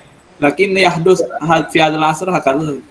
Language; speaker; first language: Arabic; non-native, learner; Indonesian